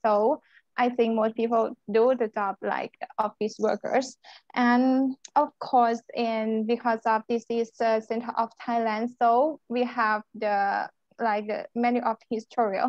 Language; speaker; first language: English; non-native, learner; Thai